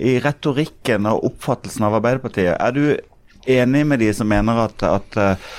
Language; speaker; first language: Norwegian; native; Norwegian